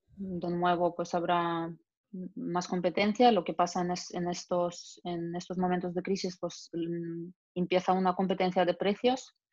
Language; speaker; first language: Spanish; non-native, fluent; Russian